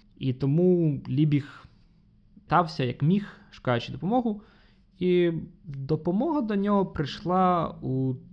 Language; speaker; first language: Ukrainian; non-native, local second language; Russian